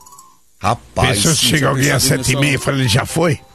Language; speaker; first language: Portuguese; native; Portuguese